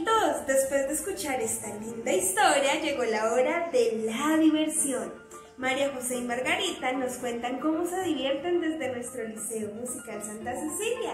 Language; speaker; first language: Spanish; native; Spanish